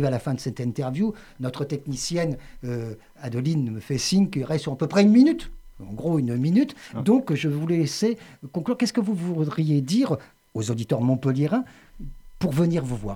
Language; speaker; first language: French; native; French